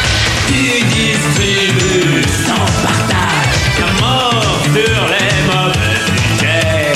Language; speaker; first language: French; native; French